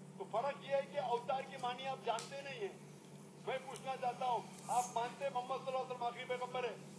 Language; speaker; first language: Hindi; non-native, local second language; Konkani